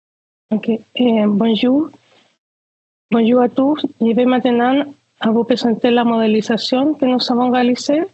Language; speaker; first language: French; non-native, fluent; Spanish